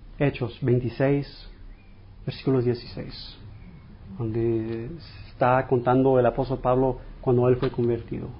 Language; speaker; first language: Spanish; non-native, fluent; English